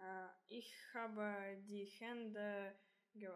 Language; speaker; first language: German; non-native, learner; Russian